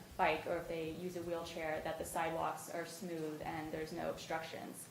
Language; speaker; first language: English; native; English